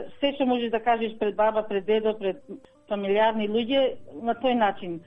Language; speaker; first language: Macedonian; early bilingual, heritage; Macedonian